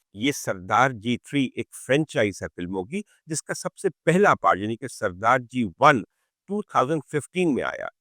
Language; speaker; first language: Urdu; native; Urdu